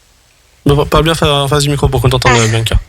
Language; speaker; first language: French; native; French